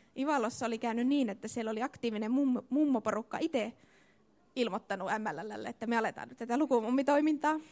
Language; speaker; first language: Finnish; native; Finnish